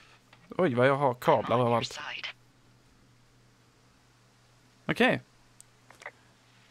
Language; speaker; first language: Swedish; native; Swedish